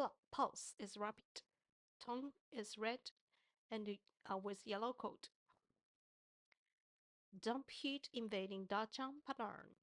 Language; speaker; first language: English; non-native, fluent; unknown